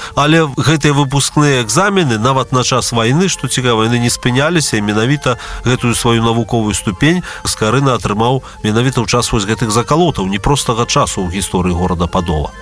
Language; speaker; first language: Belarusian; native; Belarusian